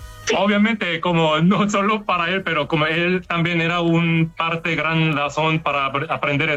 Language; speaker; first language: Spanish; non-native, fluent; Korean